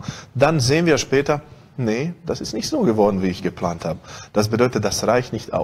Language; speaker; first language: German; non-native, fluent; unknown